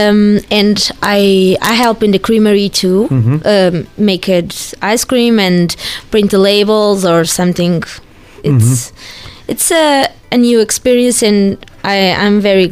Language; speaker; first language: English; non-native, learner; Portuguese